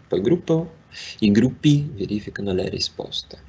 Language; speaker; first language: Italian; non-native, fluent; Russian